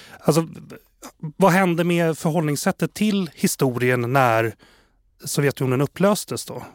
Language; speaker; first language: Swedish; native; Swedish